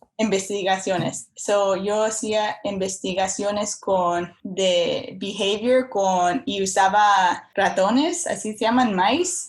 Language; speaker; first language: Spanish; early bilingual, heritage; Spanish